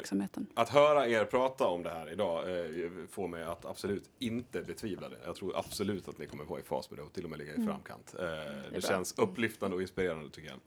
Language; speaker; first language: Swedish; native; Swedish